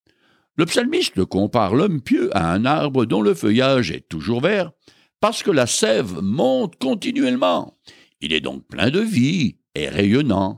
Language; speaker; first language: French; native; French